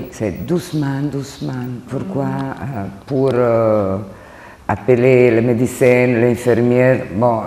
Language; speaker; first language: French; non-native, learner; Italian